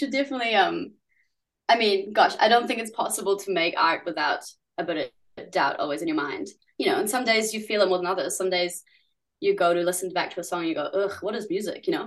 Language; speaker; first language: English; native; English